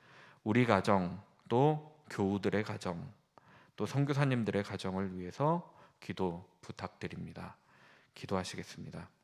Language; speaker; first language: Korean; native; Korean